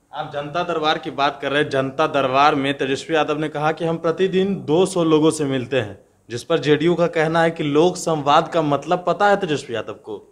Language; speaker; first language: Hindi; native; Hindi